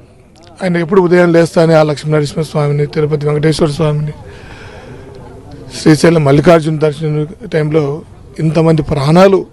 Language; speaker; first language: Telugu; native; Telugu